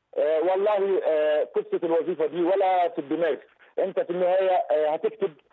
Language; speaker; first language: Arabic; native; Arabic